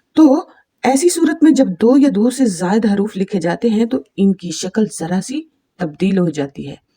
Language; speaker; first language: Urdu; native; Urdu